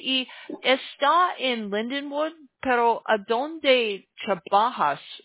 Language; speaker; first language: Spanish; non-native, learner; English